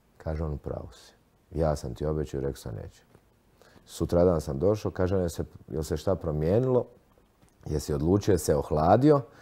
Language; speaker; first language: Croatian; native; Croatian